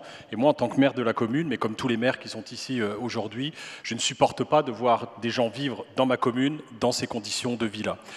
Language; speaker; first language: French; native; French